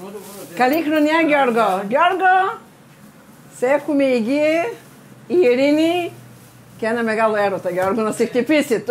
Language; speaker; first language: Greek; non-native, learner; Bulgarian